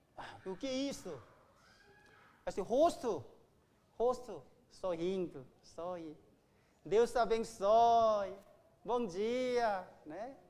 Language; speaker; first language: Portuguese; non-native, learner; Korean